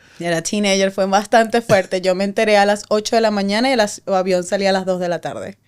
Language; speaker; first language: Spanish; native; Spanish